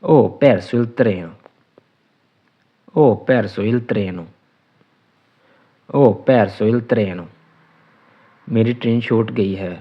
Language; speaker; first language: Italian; non-native, learner; Urdu